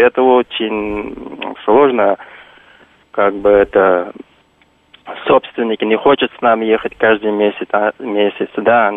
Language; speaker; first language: Russian; non-native, fluent; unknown